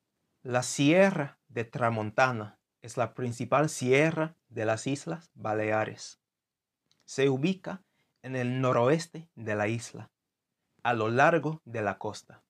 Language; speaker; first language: Spanish; non-native, fluent; English